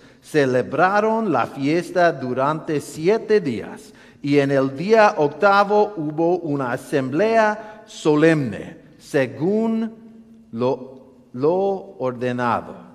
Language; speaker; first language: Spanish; non-native, learner; English